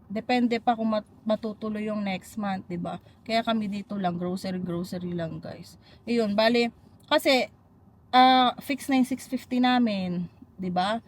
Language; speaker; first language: Filipino; native; Filipino